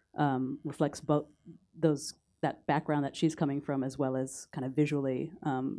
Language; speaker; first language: English; native; English